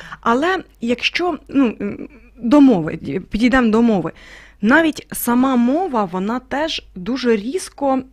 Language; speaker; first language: Ukrainian; native; Ukrainian